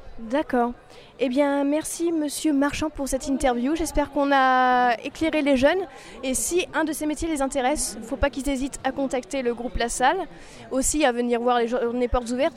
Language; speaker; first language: French; native; French